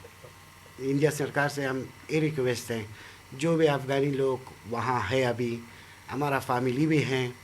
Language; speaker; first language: Hindi; non-native, learner; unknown